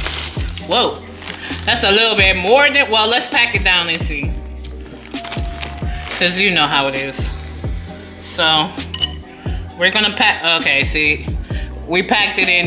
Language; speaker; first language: English; native; English